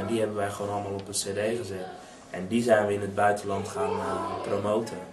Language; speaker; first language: Dutch; native; Dutch